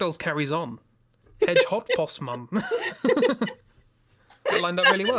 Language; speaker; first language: English; native; English